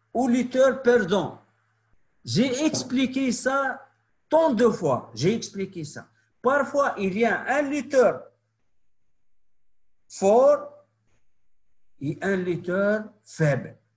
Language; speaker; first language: French; non-native, local second language; Arabic